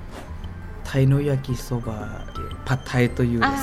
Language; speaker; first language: Japanese; non-native, learner; Thai